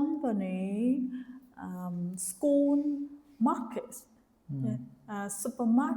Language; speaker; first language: English; non-native, learner; Vietnamese